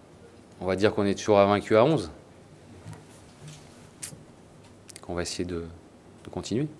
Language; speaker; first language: French; native; French